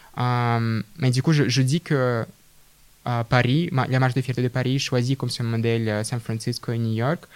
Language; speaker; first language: French; non-native, fluent; Russian